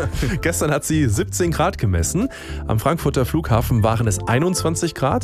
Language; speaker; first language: German; native; German